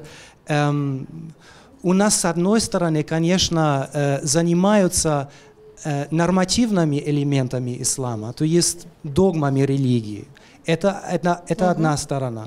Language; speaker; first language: Russian; non-native, fluent; German